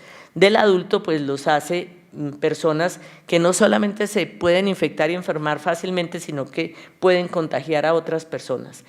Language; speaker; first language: Spanish; native; Spanish